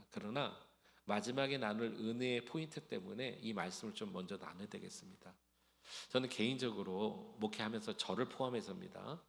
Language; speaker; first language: Korean; native; Korean